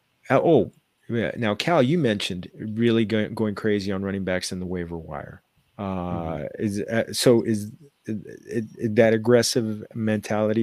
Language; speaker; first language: English; native; English